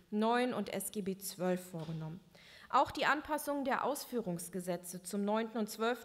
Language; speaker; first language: German; native; German